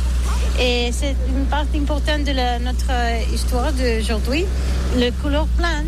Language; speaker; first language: French; non-native, learner; Catalan